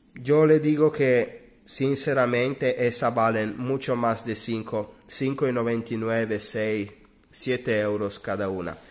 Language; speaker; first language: Spanish; non-native, learner; Italian